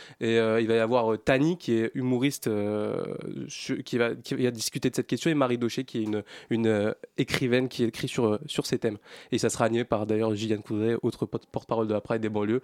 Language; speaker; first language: French; native; French